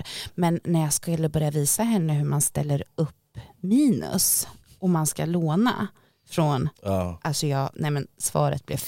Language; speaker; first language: Swedish; native; Swedish